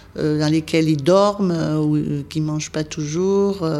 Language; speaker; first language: French; native; French